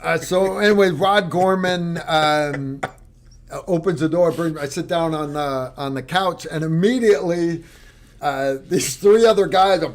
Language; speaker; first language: English; native; English